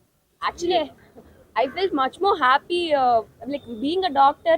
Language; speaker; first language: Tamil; non-native, fluent; Telugu